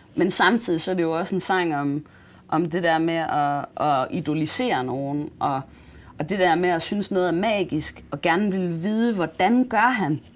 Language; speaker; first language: Danish; native; Danish